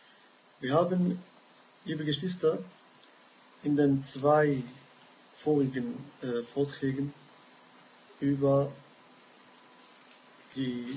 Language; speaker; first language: German; non-native, fluent; Arabic